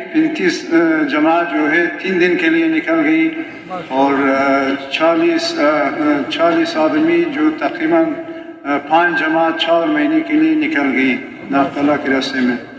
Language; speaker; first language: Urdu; non-native, local second language; Pashto